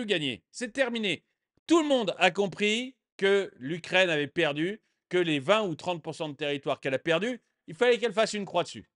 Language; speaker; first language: French; native; French